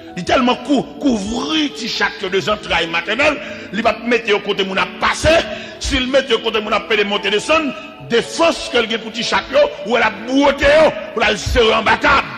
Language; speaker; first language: French; non-native, local second language; Haitian Creole